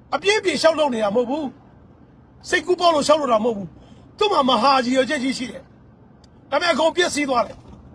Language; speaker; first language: Burmese; native; Burmese